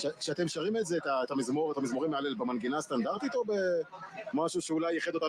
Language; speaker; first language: Hebrew; native; Hebrew